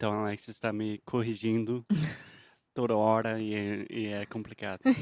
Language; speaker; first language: Portuguese; non-native, fluent; English